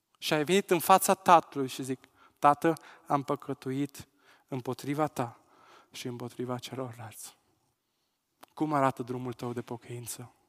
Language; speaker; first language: Romanian; non-native, local second language; Hungarian